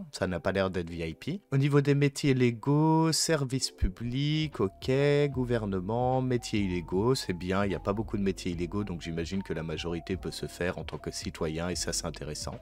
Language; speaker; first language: French; native; French